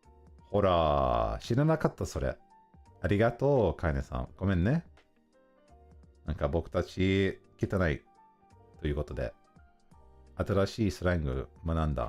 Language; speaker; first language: Japanese; non-native, learner; English